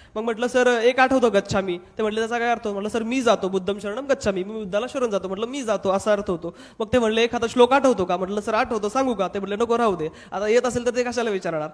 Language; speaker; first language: Marathi; non-native, local second language; Hindi